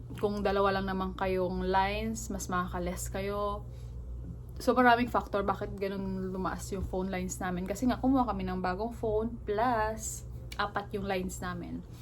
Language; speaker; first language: Filipino; native; Filipino